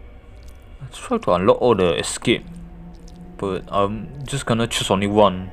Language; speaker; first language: English; non-native, fluent; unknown